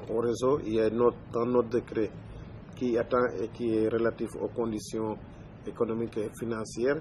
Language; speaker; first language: French; non-native, local second language; Wolof